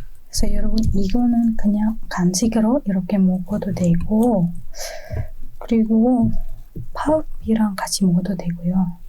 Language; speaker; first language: Korean; non-native, fluent; Indonesian